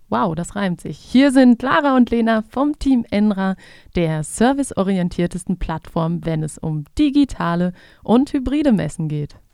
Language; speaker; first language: German; native; German